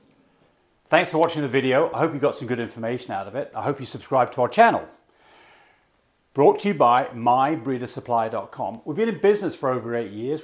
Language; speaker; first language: English; native; English